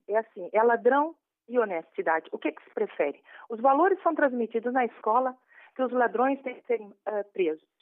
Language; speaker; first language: Portuguese; native; Portuguese